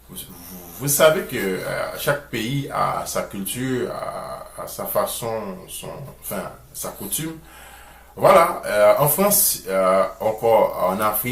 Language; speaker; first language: French; non-native, local second language; Haitian Creole